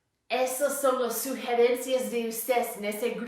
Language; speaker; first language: Spanish; non-native, fluent; English